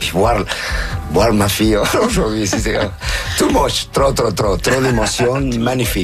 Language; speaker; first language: French; native; French